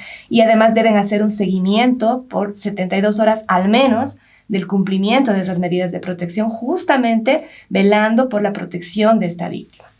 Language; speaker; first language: Spanish; native; Spanish